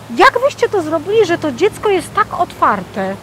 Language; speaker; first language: Polish; native; Polish